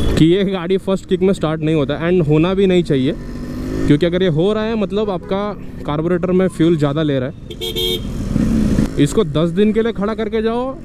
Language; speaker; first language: Hindi; non-native, local second language; Odia